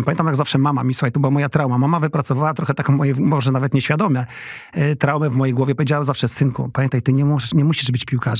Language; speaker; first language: Polish; native; Polish